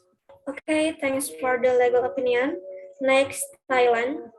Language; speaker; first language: English; non-native, learner; Indonesian